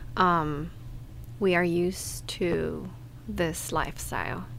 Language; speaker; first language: English; non-native, fluent; Spanish